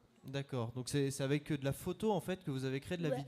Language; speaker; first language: French; native; French